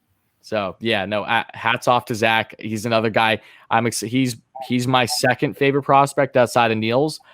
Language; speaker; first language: English; native; English